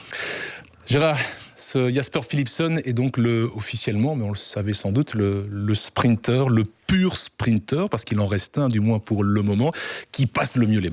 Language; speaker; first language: French; native; French